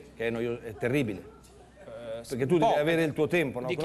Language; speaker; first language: Italian; native; Italian